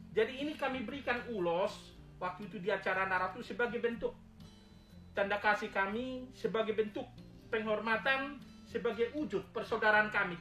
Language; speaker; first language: Indonesian; native; Indonesian